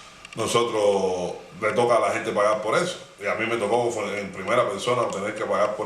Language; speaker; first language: Spanish; native; Spanish